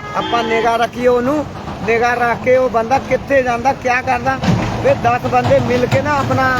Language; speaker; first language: Punjabi; non-native, learner; Nepali